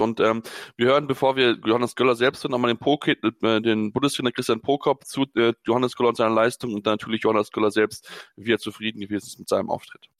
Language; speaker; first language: German; native; German